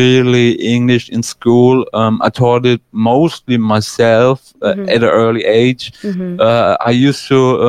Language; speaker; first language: English; non-native, fluent; German